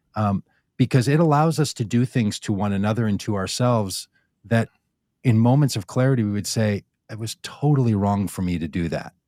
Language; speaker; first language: English; native; English